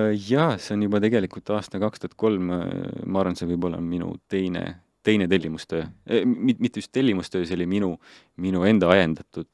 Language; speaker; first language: Estonian; non-native, local second language; Russian